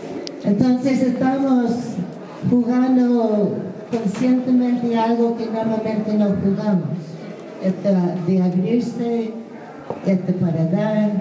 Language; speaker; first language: Spanish; non-native, fluent; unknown